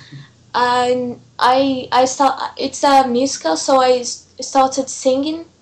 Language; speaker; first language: English; non-native, fluent; Portuguese